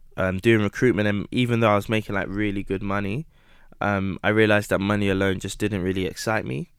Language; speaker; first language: English; native; English